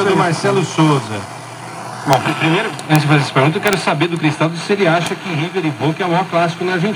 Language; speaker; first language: Portuguese; native; Portuguese